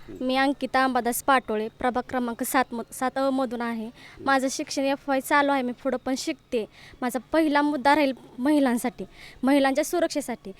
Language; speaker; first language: Marathi; native; Marathi